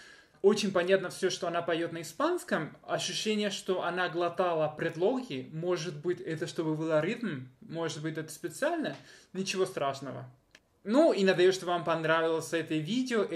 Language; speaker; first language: Russian; non-native, fluent; Spanish